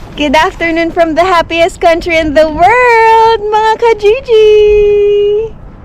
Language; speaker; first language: Filipino; native; Filipino